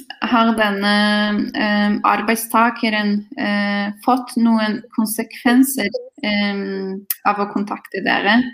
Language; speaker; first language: Norwegian; non-native, fluent; Polish